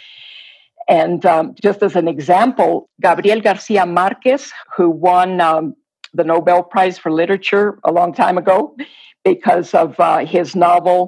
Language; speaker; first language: English; non-native, fluent; Spanish